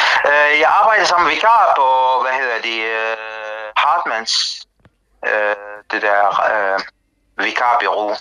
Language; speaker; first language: Danish; non-native, learner; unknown